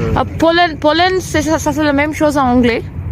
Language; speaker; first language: French; non-native, learner; Tamil